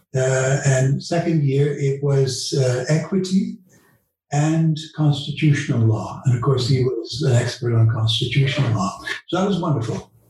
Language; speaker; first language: English; early bilingual, other home language; Dutch